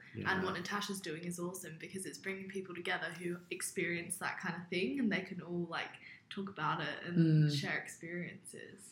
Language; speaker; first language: English; native; English